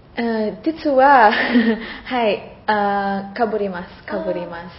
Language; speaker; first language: Japanese; non-native, learner; Indonesian